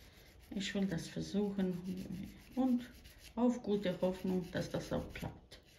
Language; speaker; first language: German; non-native, fluent; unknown